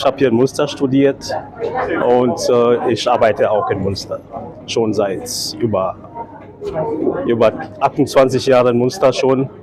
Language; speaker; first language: German; non-native, fluent; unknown